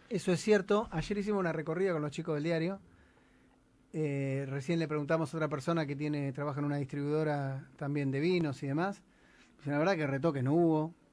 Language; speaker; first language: Spanish; native; Spanish